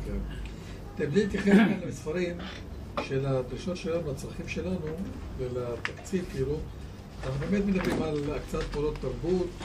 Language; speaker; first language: Hebrew; non-native, local second language; Arabic